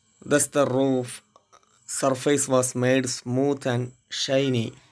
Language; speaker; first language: English; non-native, local second language; Malayalam